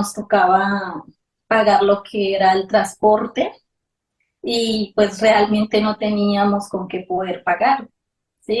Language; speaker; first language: Spanish; native; Spanish